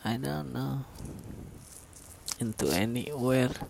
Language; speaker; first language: English; non-native, learner; Indonesian